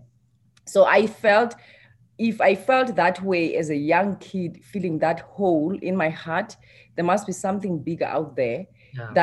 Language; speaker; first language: English; non-native, local second language; Xhosa